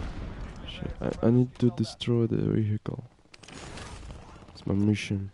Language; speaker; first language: English; non-native, learner; Ukrainian